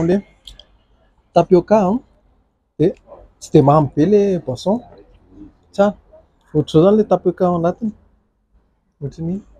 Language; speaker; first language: French; non-native, local second language; Malagasy